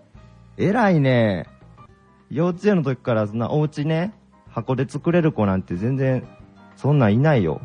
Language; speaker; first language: Japanese; native; Japanese